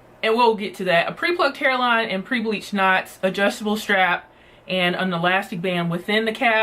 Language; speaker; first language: English; native; English